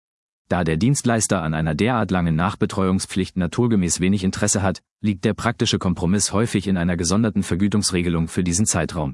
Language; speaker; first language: German; native; German